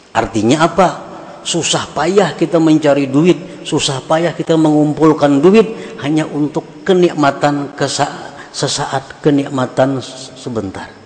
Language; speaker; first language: Indonesian; non-native, local second language; Banjar